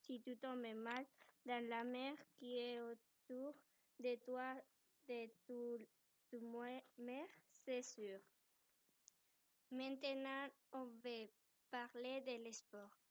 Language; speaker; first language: French; non-native, learner; Spanish